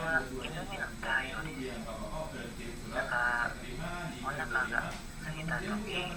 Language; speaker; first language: Japanese; non-native, learner; Indonesian